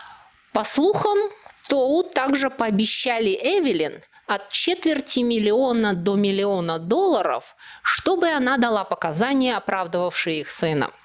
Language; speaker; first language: Russian; native; Russian